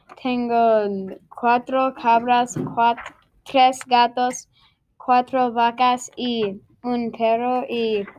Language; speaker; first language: Spanish; non-native, learner; English